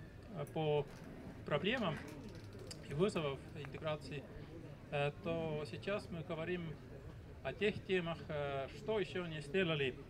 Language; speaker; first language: Russian; non-native, fluent; Estonian